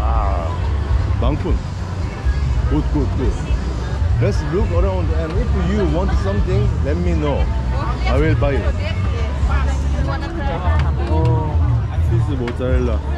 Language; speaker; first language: English; non-native, learner; Korean